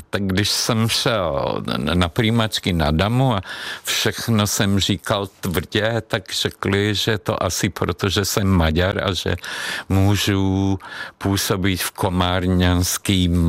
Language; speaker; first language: Czech; non-native, fluent; Hungarian